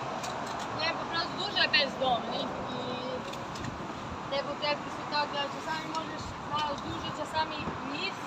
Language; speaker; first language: Polish; non-native, learner; Croatian